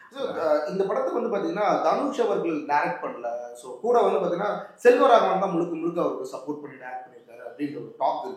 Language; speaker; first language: Tamil; native; Tamil